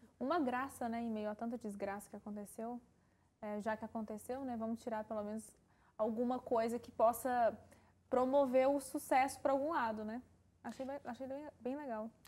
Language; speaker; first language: Portuguese; native; Portuguese